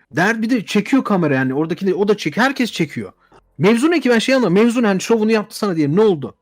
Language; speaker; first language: Turkish; native; Turkish